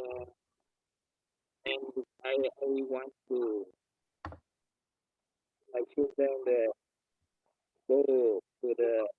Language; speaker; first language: English; non-native, learner; Spanish